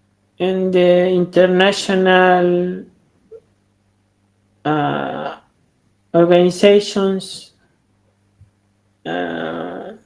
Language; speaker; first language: English; non-native, learner; Spanish